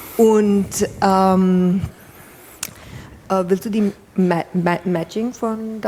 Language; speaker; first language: German; non-native, fluent; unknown